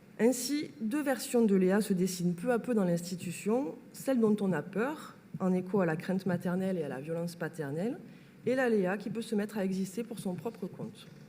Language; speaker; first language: French; native; French